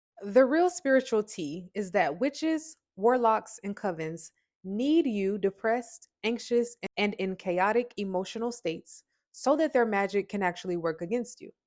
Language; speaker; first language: English; native; English